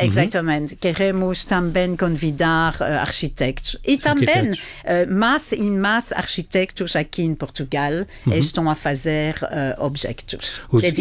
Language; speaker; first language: Portuguese; non-native, fluent; French